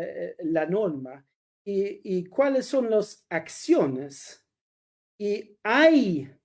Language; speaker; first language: Spanish; non-native, fluent; Swedish